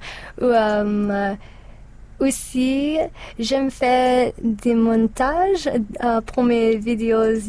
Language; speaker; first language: French; non-native, learner; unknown